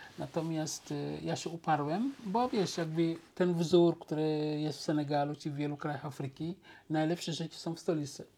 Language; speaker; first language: Polish; non-native, fluent; Wolof